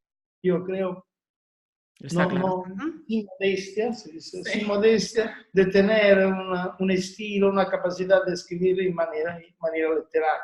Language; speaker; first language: Spanish; non-native, learner; Italian